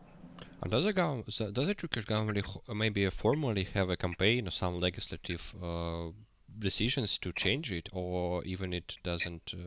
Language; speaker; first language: English; non-native, learner; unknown